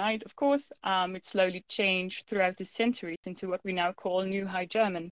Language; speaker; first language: English; non-native, fluent; German